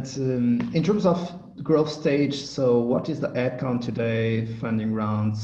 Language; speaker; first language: English; non-native, fluent; Portuguese